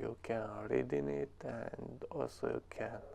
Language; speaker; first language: English; non-native, learner; Romanian